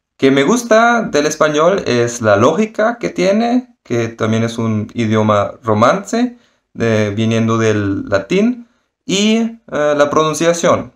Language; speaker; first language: Spanish; non-native, fluent; German